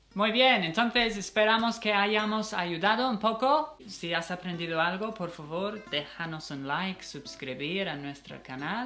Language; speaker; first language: Spanish; non-native, fluent; English